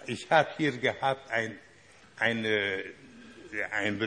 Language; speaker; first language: German; non-native, learner; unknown